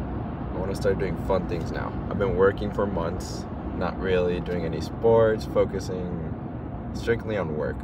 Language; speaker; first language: English; native; English